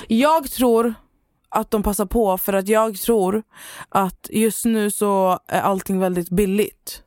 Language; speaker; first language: Swedish; native; Swedish